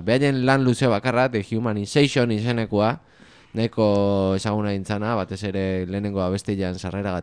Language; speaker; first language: Basque; native; Basque